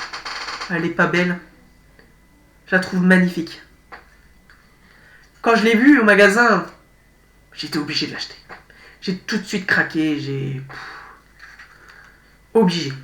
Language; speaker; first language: French; native; French